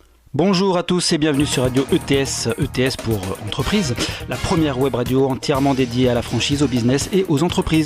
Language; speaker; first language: French; native; French